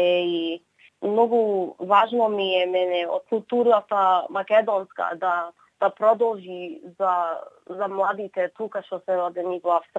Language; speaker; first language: Macedonian; early bilingual, heritage; Macedonian